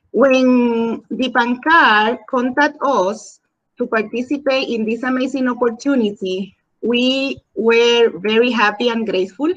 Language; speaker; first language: English; non-native, learner; Spanish